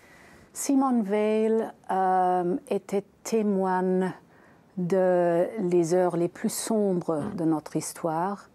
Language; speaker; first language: French; non-native, fluent; German